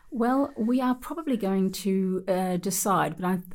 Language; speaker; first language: English; native; English